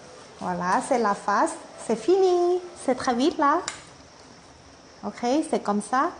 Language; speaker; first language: French; non-native, learner; Thai